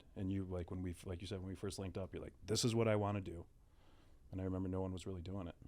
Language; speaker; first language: English; native; English